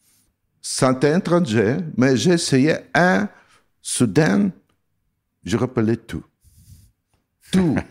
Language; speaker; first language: French; non-native, learner; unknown